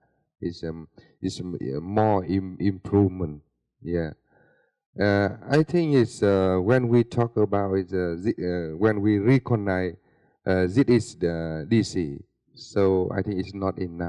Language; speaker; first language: English; non-native, learner; Vietnamese